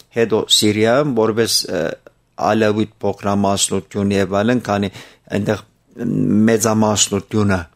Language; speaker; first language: Armenian; early bilingual, heritage; Armenian